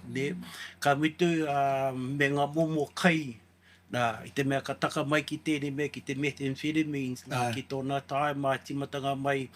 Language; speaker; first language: Māori; native; Māori